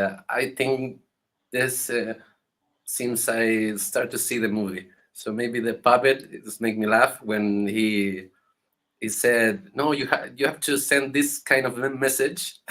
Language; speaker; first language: English; non-native, learner; Spanish